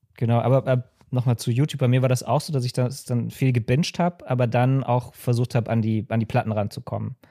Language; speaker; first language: German; native; German